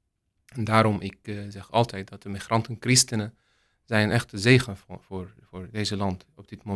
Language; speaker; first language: Dutch; non-native, learner; Arabic